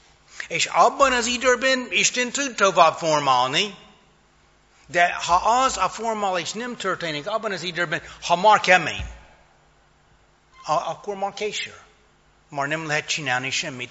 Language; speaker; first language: Hungarian; non-native, fluent; English